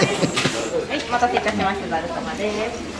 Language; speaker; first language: Japanese; native; Japanese